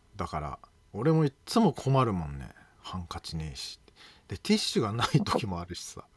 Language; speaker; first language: Japanese; native; Japanese